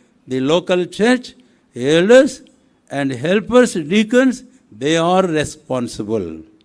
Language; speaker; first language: English; non-native, local second language; Telugu